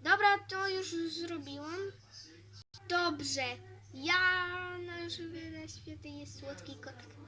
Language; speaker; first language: Polish; early bilingual, heritage; Polish